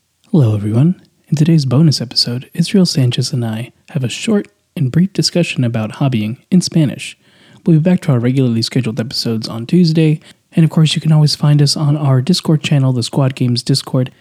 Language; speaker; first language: English; native; English